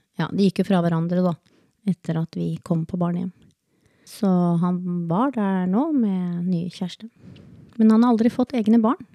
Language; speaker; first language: Norwegian; early bilingual, other home language; Spanish